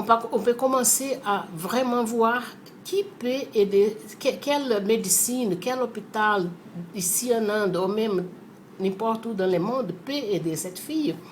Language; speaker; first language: French; non-native, fluent; Portuguese